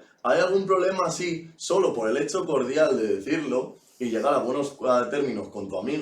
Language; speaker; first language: Spanish; native; Spanish